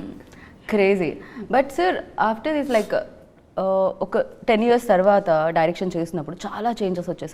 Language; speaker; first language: Telugu; native; Telugu